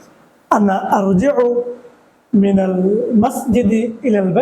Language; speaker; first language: Arabic; non-native, fluent; Bangla